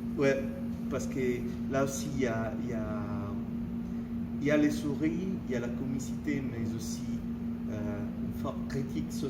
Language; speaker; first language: French; non-native, fluent; Italian